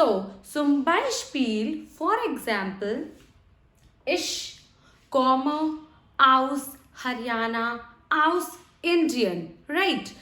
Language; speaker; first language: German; non-native, fluent; Hindi